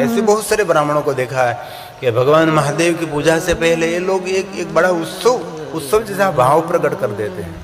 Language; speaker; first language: Hindi; non-native, local second language; Gujarati